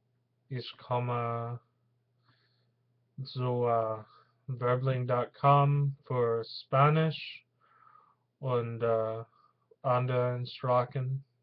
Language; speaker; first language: German; non-native, learner; English